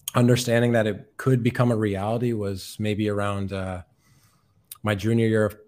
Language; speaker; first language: English; native; English